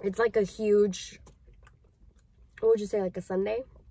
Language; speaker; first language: English; early bilingual, other home language; Spanish